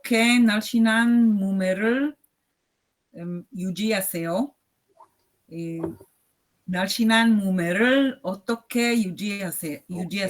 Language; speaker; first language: Korean; non-native, learner; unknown